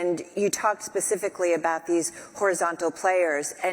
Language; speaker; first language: English; native; English